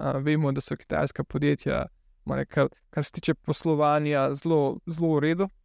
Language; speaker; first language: Slovenian; native; Slovenian